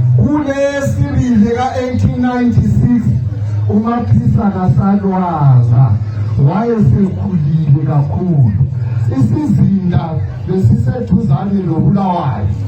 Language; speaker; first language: North Ndebele; native; North Ndebele